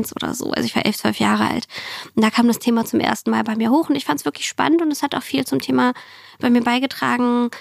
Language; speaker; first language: German; early bilingual, other home language; Russian